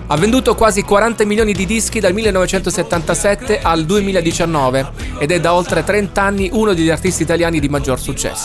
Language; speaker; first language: Italian; native; Italian